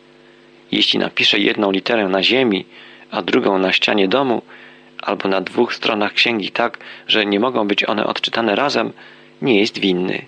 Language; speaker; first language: Polish; native; Polish